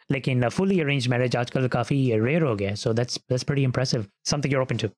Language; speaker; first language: Urdu; early bilingual, heritage; Hindi